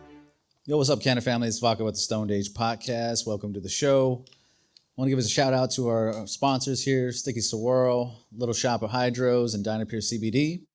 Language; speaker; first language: English; native; English